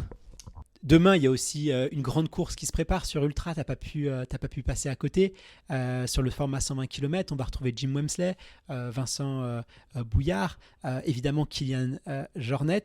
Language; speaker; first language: French; native; French